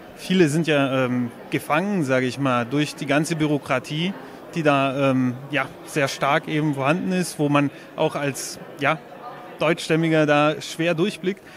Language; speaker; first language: German; native; German